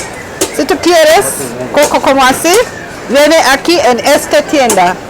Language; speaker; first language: Spanish; non-native, learner; English